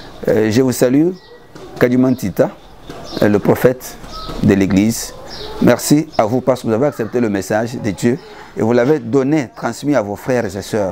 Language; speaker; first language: French; non-native, local second language; Luba-Lulua